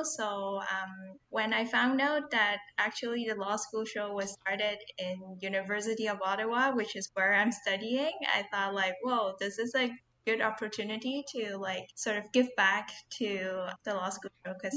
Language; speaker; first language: English; non-native, local second language; Cantonese